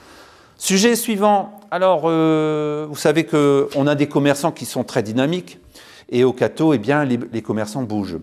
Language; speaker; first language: French; native; French